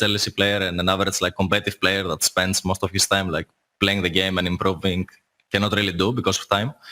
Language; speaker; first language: English; non-native, fluent; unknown